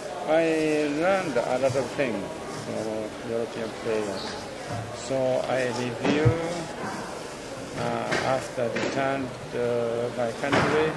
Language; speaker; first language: English; non-native, learner; Japanese